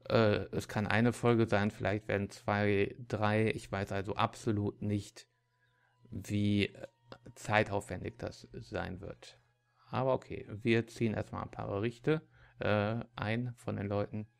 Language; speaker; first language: German; native; German